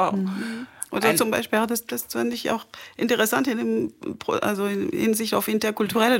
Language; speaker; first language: German; non-native, fluent; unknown